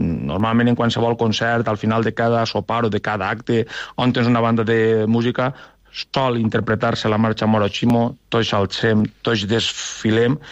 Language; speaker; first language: Catalan; native; Catalan